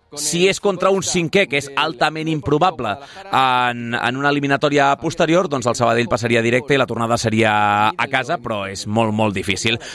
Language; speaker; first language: Catalan; native; Catalan